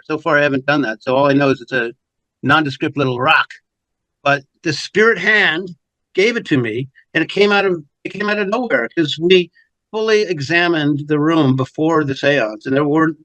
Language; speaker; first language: English; native; English